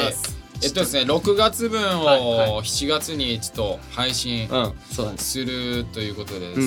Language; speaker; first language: Japanese; native; Japanese